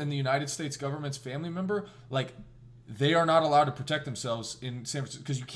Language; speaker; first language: English; native; English